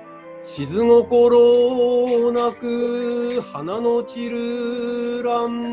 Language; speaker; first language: Japanese; native; Japanese